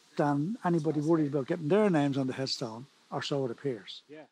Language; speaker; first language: English; native; English